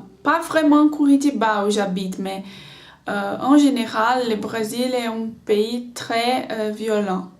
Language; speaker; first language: French; non-native, learner; Portuguese